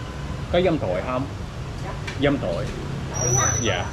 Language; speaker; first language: Vietnamese; non-native, learner; English